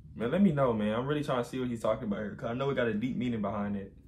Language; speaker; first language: English; native; English